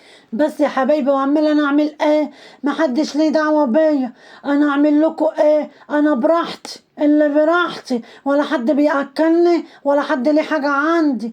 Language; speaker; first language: Arabic; native; Arabic